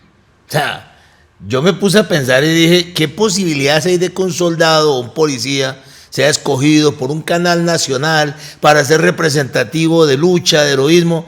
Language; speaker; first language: Spanish; native; Spanish